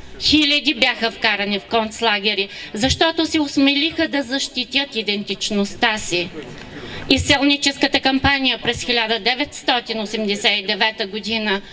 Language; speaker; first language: Bulgarian; non-native, local second language; Turkish